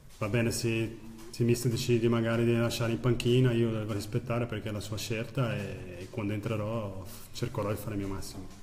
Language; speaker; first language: Italian; non-native, fluent; Portuguese